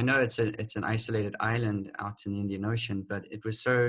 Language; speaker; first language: English; native; English